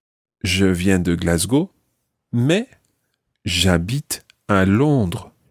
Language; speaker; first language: French; non-native, fluent; English